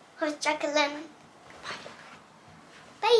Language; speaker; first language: Turkish; early bilingual, heritage; English